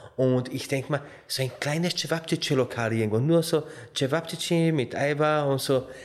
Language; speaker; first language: German; non-native, fluent; Slovenian